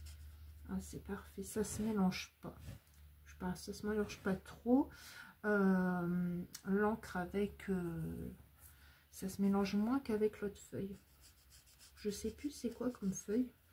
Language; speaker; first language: French; native; French